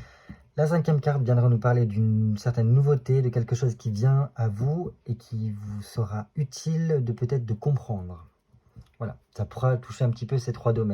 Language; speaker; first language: French; native; French